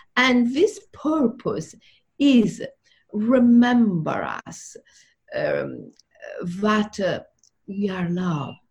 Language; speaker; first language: English; non-native, fluent; Italian